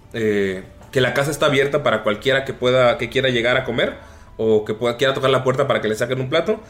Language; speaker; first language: Spanish; native; Spanish